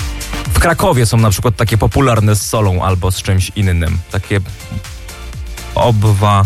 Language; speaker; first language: Polish; native; Polish